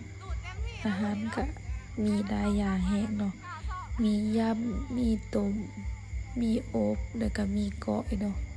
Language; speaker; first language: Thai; non-native, local second language; Northeastern Thai